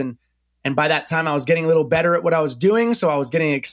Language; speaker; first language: English; native; English